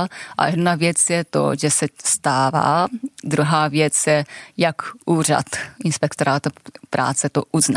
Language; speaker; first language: Czech; non-native, fluent; Japanese